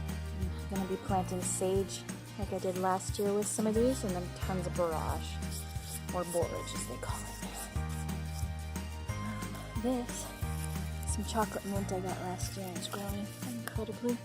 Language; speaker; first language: English; native; English